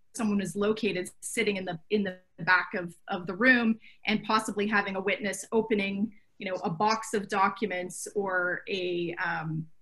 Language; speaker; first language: English; native; English